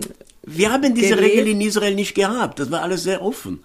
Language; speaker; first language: German; non-native, fluent; Hebrew